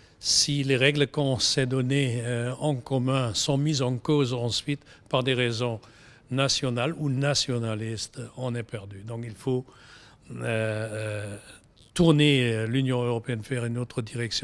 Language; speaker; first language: French; non-native, fluent; German